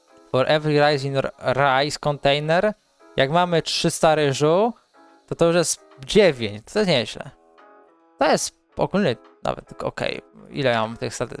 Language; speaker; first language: Polish; native; Polish